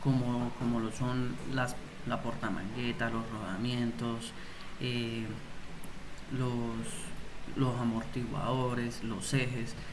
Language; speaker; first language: Spanish; native; Spanish